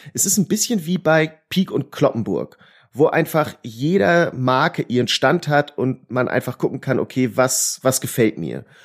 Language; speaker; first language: German; native; German